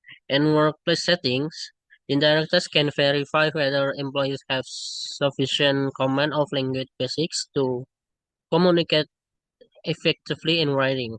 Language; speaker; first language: English; non-native, learner; Indonesian